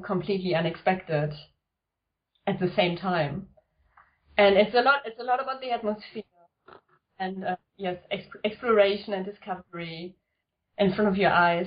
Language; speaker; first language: English; non-native, fluent; German